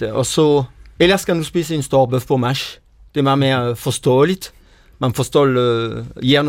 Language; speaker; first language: Danish; non-native, fluent; French